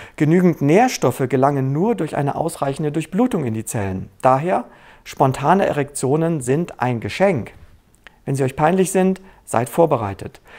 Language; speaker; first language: German; native; German